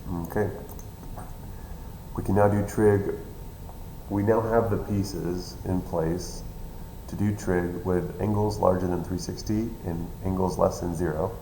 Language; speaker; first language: English; native; English